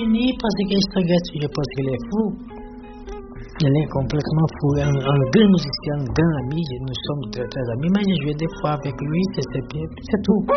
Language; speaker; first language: French; non-native, learner; Portuguese